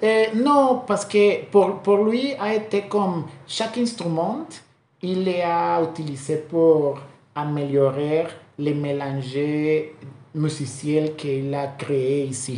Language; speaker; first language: French; non-native, learner; Spanish